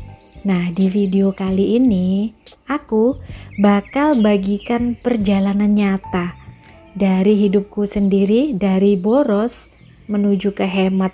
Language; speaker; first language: Indonesian; native; Indonesian